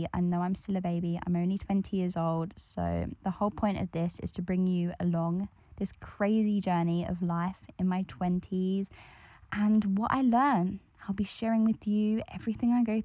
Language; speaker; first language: English; native; English